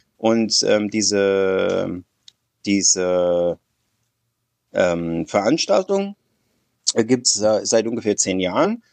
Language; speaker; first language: German; non-native, fluent; English